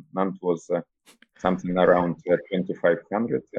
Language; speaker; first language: English; non-native, fluent; Russian